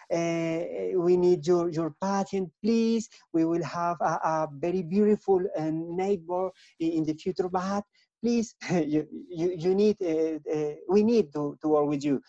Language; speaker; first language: English; non-native, learner; Spanish